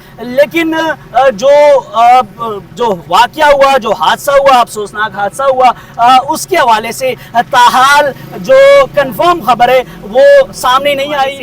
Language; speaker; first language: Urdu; non-native, local second language; Pashto